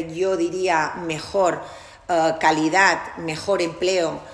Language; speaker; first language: Spanish; non-native, local second language; Catalan